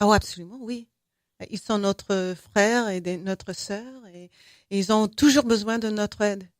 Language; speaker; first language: French; non-native, fluent; English